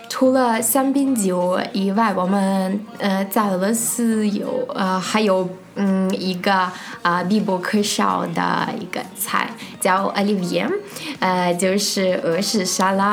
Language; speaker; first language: Chinese; non-native, fluent; Russian